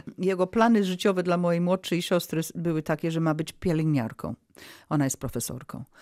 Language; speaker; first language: Polish; early bilingual, heritage; Polish